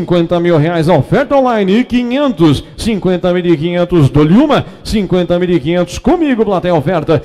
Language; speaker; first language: Portuguese; native; Portuguese